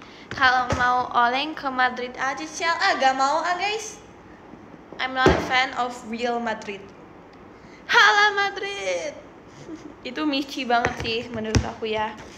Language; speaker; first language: Indonesian; native; Indonesian